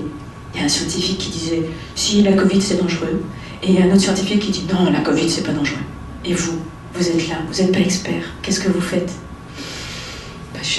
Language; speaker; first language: French; native; French